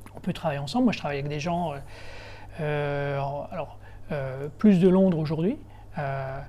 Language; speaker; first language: French; native; French